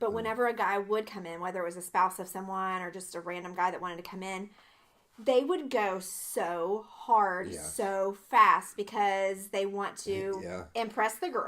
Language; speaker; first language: English; native; English